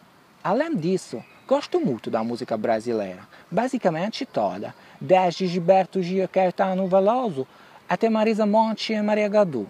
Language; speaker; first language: Portuguese; non-native, fluent; Italian